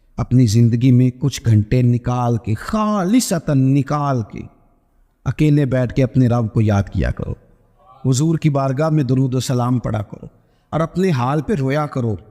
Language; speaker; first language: Urdu; non-native, local second language; Punjabi